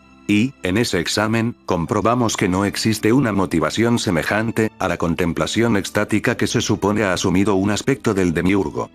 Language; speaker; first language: Spanish; native; Spanish